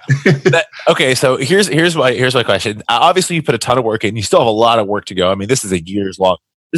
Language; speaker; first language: English; native; English